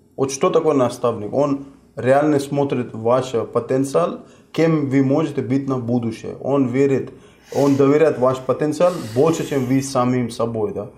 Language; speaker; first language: Russian; non-native, fluent; Hindi